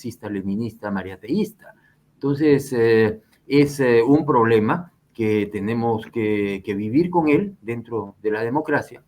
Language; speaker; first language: Spanish; native; Spanish